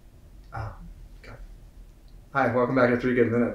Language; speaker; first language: English; native; English